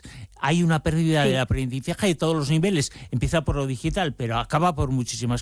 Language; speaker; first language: Spanish; native; Spanish